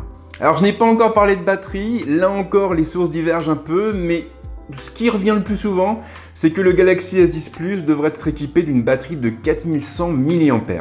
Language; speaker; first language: French; native; French